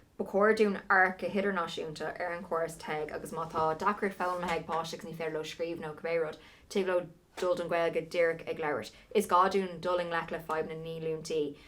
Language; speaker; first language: Irish; non-native, local second language; English